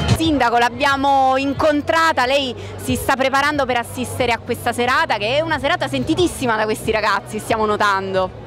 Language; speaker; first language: Italian; native; Italian